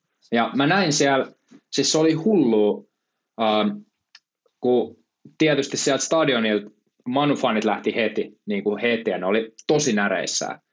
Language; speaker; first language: Finnish; native; Finnish